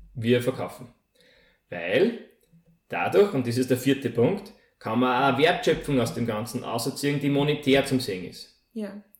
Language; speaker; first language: German; native; German